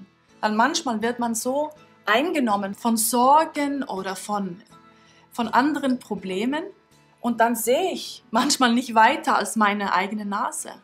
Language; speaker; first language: German; non-native, fluent; Norwegian